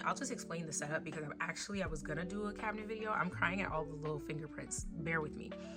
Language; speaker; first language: English; native; English